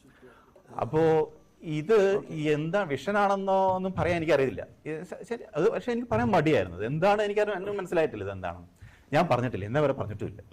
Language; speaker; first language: Malayalam; native; Malayalam